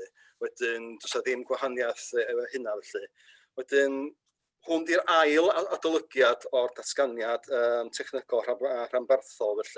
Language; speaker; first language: Welsh; native; Welsh